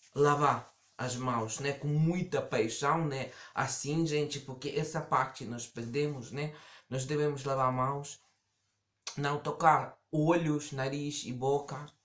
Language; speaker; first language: Portuguese; native; Portuguese